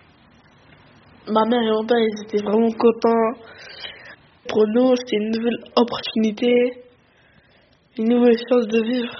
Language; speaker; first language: French; early bilingual, other home language; Arabic